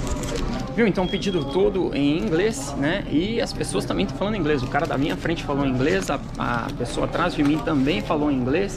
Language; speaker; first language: Portuguese; native; Portuguese